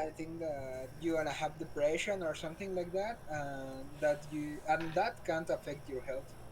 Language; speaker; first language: English; non-native, learner; Spanish